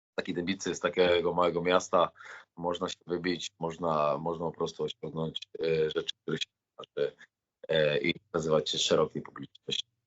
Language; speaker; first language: Polish; native; Polish